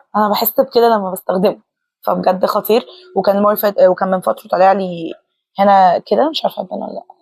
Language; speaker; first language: Arabic; native; Arabic